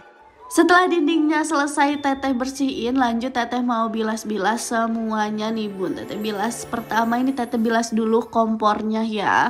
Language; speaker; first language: Indonesian; non-native, local second language; Sundanese